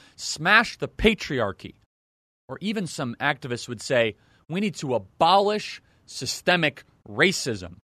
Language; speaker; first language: English; native; English